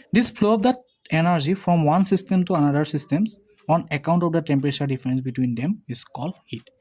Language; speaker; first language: English; non-native, local second language; Assamese